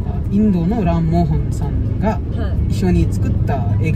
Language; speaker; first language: Japanese; non-native, learner; Tamil